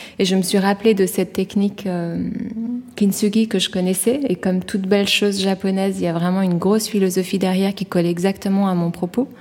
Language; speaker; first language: French; early bilingual, other home language; Persian